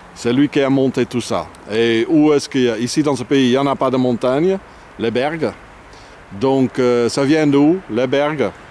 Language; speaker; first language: French; non-native, fluent; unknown